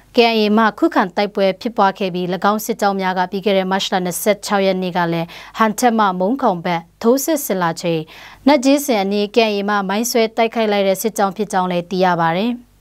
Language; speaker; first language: Burmese; non-native, local second language; Kachin